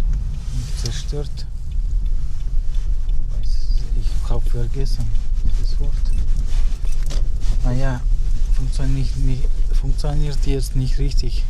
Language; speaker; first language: German; non-native, learner; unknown